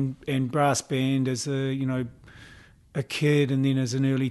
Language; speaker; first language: English; native; English